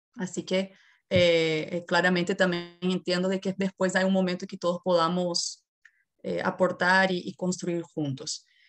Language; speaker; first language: Spanish; non-native, fluent; Portuguese